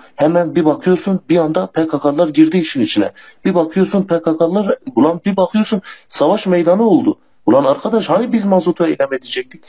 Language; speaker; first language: Turkish; non-native, local second language; Kurdish